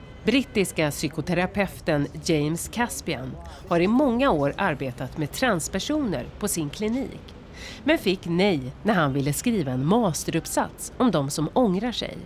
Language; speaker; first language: Swedish; native; Swedish